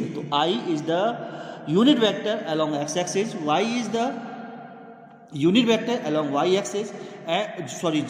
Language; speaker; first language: Hindi; native; Hindi